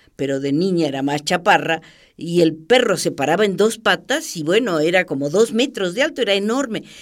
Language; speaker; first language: Spanish; native; Spanish